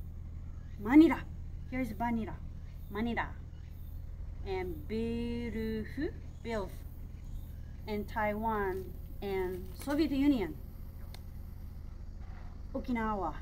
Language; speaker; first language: English; non-native, local second language; Japanese